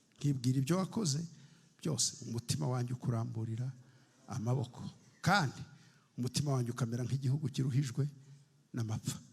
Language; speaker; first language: Kinyarwanda; early bilingual, heritage; Kinyarwanda